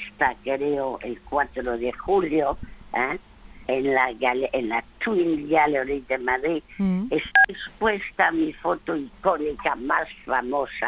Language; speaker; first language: Spanish; early bilingual, other home language; French